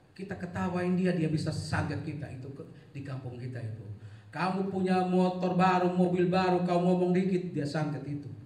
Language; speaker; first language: Indonesian; non-native, local second language; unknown